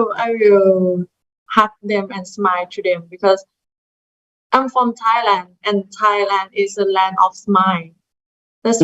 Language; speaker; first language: English; non-native, learner; Thai